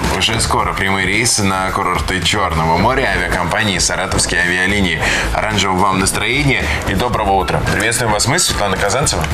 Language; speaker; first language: Russian; native; Russian